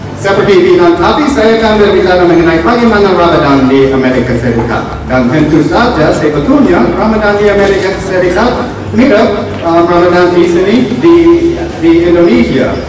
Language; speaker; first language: Indonesian; non-native, fluent; English